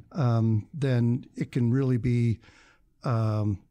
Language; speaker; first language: English; native; English